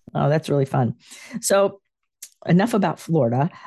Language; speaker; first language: English; native; English